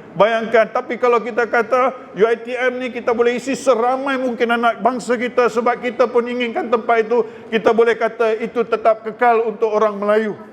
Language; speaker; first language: Malay; native; Malay